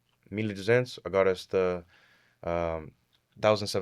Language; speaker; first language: Portuguese; early bilingual, heritage; Kabuverdianu